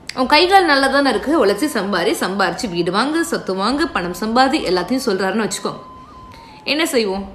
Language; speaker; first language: Tamil; non-native, local second language; Telugu